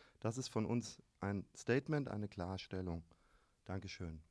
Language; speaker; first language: German; native; German